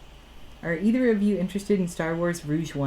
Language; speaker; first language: English; native; English